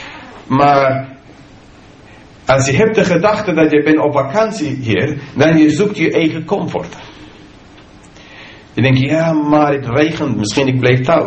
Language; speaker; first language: Dutch; non-native, fluent; English